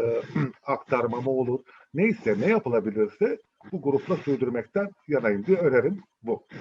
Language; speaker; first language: Turkish; native; Turkish